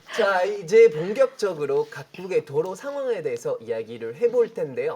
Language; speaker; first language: Korean; non-native, fluent; French